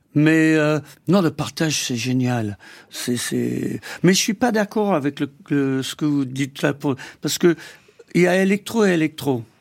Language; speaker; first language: French; non-native, fluent; English